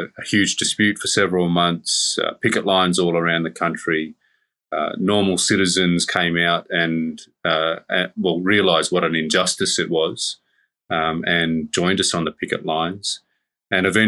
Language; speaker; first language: English; native; English